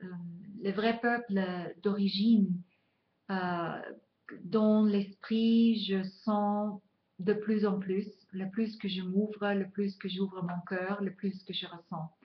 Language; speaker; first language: French; non-native, fluent; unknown